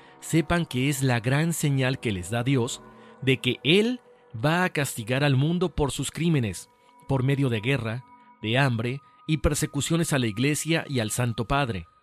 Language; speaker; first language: Spanish; native; Spanish